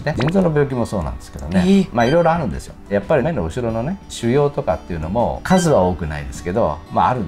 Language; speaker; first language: Japanese; native; Japanese